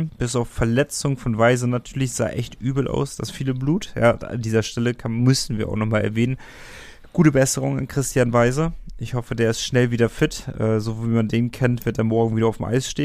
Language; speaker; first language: German; native; German